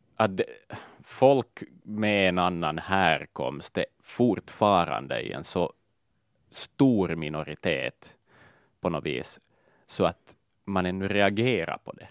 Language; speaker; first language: Swedish; native; Swedish